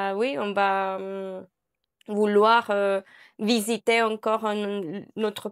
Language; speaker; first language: French; non-native, learner; Spanish